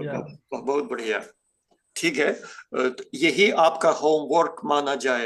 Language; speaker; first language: Hindi; non-native, fluent; Ukrainian